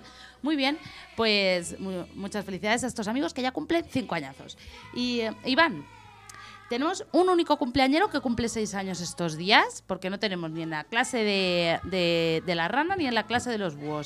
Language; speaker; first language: Spanish; native; Spanish